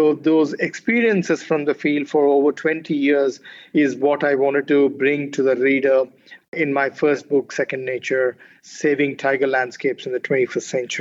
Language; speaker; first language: English; non-native, local second language; Kannada